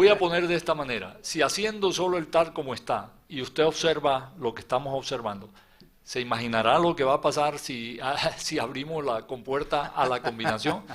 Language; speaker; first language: Spanish; native; Spanish